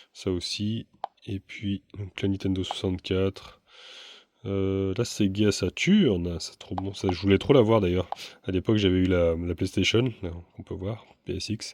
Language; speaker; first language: French; native; French